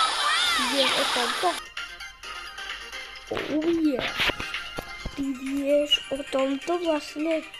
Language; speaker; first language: Polish; non-native, learner; Slovak